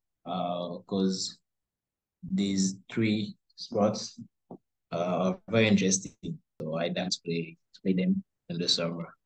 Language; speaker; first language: English; non-native, learner; Haitian Creole